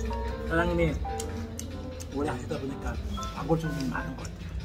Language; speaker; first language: Korean; native; Korean